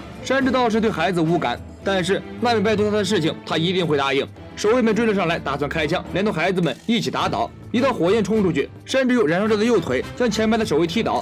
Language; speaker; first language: Chinese; native; Chinese